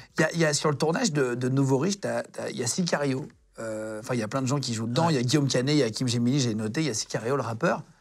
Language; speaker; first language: French; native; French